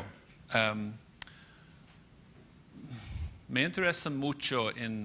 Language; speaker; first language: Spanish; non-native, fluent; English